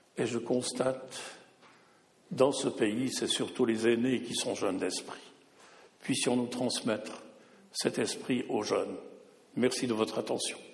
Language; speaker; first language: French; non-native, local second language; German